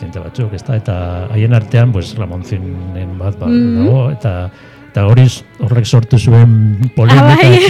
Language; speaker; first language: Basque; non-native, local second language; Spanish